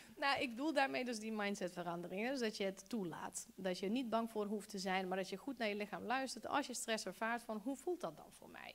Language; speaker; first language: Dutch; early bilingual, other home language; Bosnian